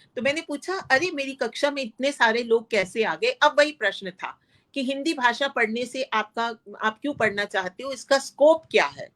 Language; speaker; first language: Hindi; non-native, local second language; Punjabi